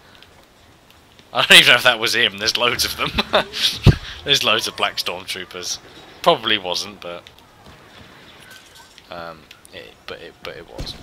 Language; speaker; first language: English; native; English